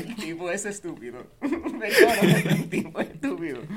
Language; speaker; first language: Spanish; early bilingual, heritage; Spanish